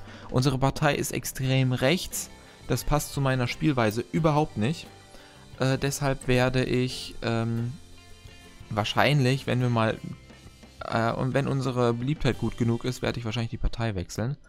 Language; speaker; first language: German; native; German